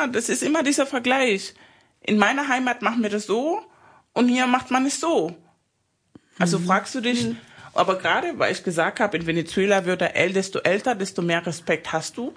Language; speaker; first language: German; non-native, fluent; Spanish